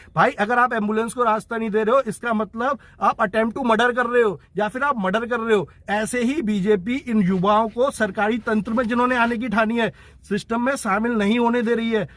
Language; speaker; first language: Hindi; native; Hindi